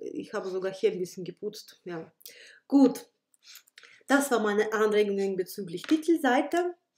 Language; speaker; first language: German; non-native, fluent; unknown